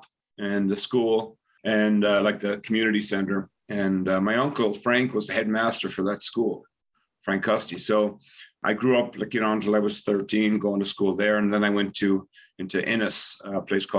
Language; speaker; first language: English; native; English